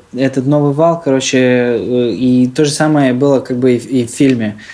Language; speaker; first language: Russian; early bilingual, heritage; Serbian